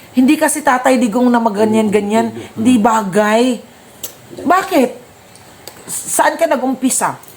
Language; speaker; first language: Filipino; non-native, local second language; Cebuano